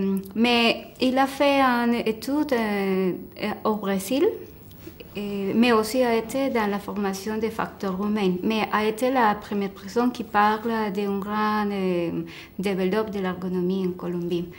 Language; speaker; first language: French; non-native, fluent; Spanish